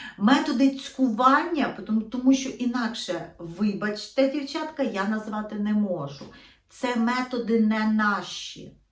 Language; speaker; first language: Ukrainian; native; Ukrainian